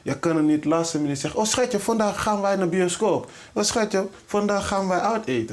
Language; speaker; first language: Dutch; non-native, learner; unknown